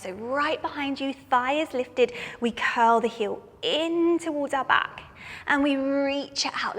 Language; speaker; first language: English; native; English